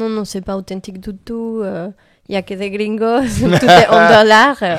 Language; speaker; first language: French; non-native, learner; Spanish